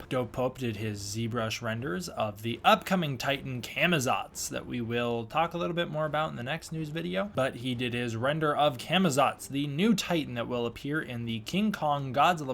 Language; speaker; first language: English; native; English